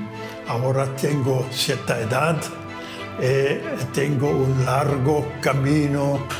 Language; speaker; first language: Spanish; non-native, fluent; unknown